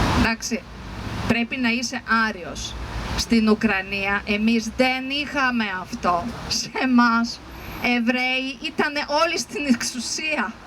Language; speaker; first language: Greek; non-native, fluent; Ukrainian